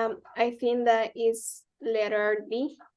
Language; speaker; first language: English; non-native, learner; Spanish